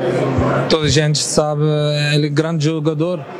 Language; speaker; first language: Portuguese; non-native, learner; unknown